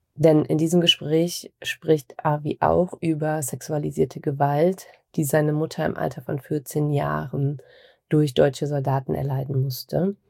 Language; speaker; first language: German; native; German